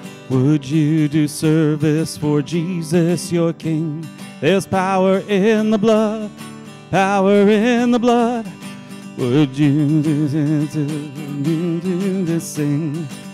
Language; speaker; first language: English; native; English